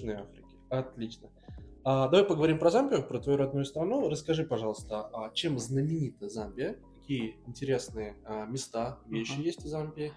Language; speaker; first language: Russian; native; Russian